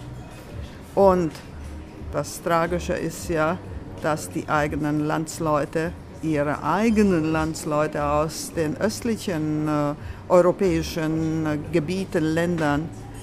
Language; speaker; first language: German; early bilingual, other home language; Latvian